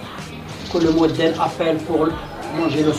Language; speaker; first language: French; non-native, local second language; Arabic